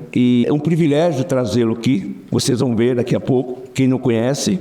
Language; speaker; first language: Portuguese; native; Portuguese